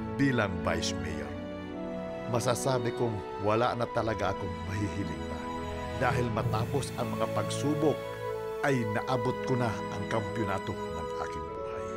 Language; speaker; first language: Filipino; native; Filipino